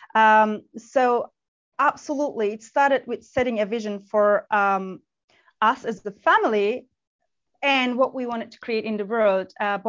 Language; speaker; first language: English; non-native, fluent; Turkish